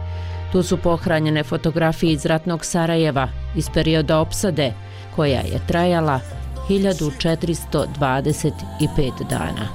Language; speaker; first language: Croatian; native; Croatian